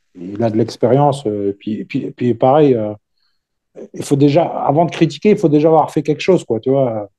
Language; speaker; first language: French; native; French